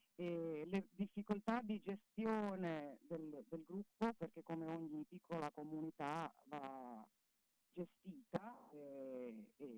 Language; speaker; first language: Italian; native; Italian